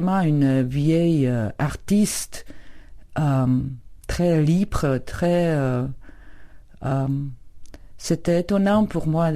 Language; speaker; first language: French; non-native, fluent; Czech